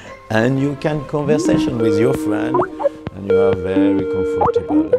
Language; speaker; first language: English; non-native, learner; French